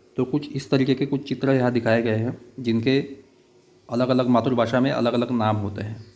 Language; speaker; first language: Hindi; non-native, local second language; Marathi